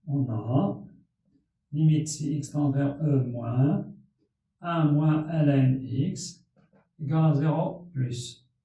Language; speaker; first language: French; non-native, local second language; Arabic